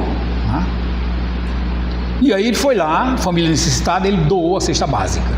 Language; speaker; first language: Portuguese; native; Portuguese